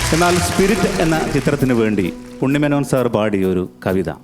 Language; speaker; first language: Malayalam; native; Malayalam